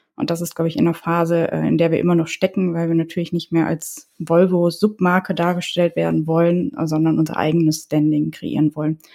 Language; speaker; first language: German; early bilingual, other home language; Polish